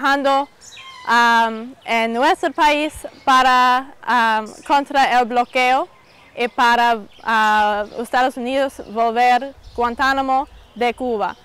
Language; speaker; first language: Spanish; non-native, learner; English